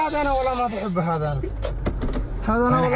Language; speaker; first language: Arabic; native; Arabic